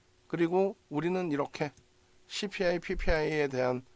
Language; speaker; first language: Korean; native; Korean